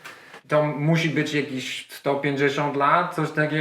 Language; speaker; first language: Polish; non-native, learner; English